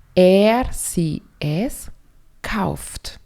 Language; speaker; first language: German; non-native, fluent; Spanish